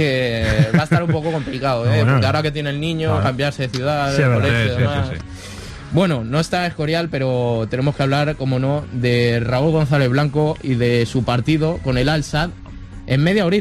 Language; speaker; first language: Spanish; native; Spanish